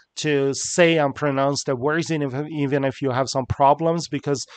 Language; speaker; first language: English; non-native, fluent; Persian